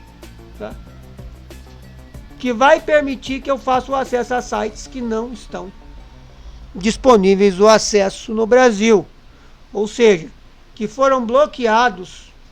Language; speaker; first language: Portuguese; native; Portuguese